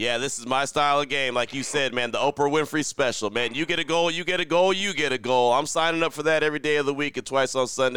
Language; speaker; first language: English; native; English